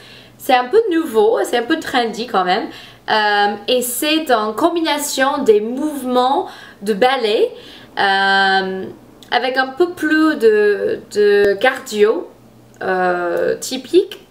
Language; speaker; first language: French; non-native, fluent; English